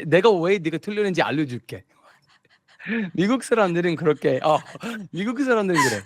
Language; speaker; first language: Korean; non-native, fluent; English